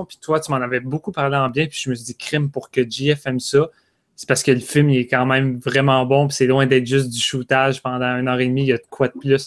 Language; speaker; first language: French; native; French